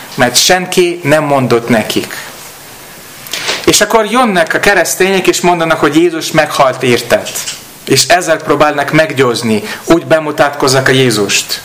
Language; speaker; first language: Hungarian; non-native, learner; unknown